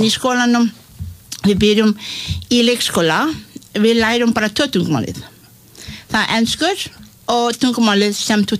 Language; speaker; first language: Icelandic; non-native, learner; Malay